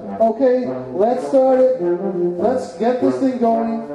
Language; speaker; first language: English; non-native, fluent; Western Frisian